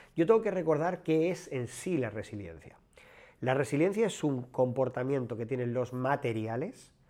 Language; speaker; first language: Spanish; native; Spanish